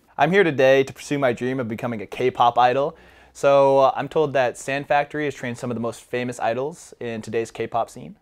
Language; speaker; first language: English; native; English